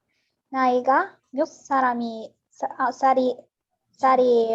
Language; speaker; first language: Korean; non-native, learner; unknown